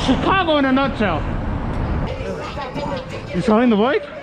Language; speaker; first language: English; native; English